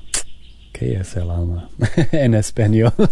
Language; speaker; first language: Spanish; non-native, learner; English